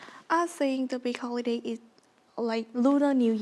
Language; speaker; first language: English; non-native, learner; Vietnamese